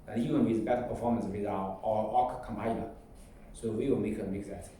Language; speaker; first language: English; non-native, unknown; Chinese